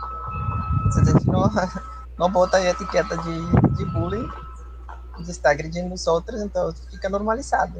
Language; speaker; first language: Portuguese; non-native, fluent; Spanish